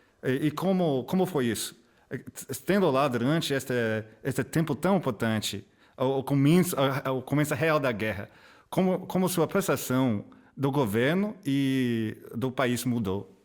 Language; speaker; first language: Portuguese; non-native, fluent; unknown